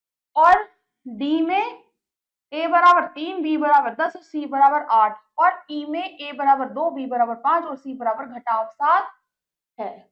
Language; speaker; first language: Hindi; native; Hindi